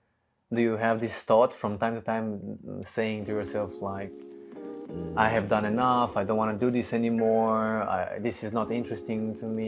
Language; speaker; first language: English; non-native, fluent; Romanian